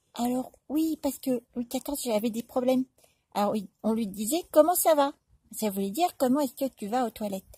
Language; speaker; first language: French; native; French